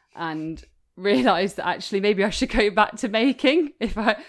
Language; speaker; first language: English; native; English